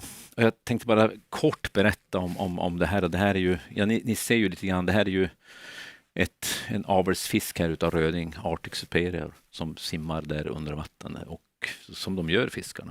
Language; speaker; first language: Swedish; native; Swedish